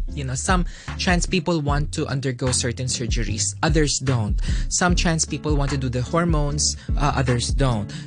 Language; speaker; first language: English; non-native, local second language; Filipino